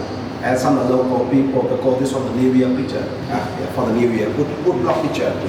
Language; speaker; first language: English; non-native, fluent; Vietnamese